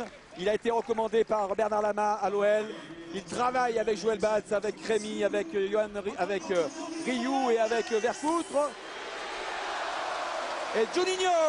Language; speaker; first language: French; native; French